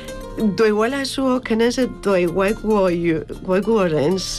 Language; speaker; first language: Chinese; non-native, learner; Spanish